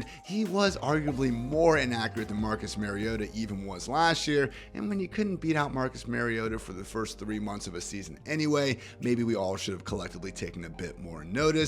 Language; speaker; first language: English; native; English